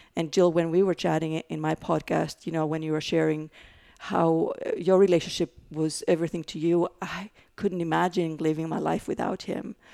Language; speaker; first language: English; non-native, fluent; Greek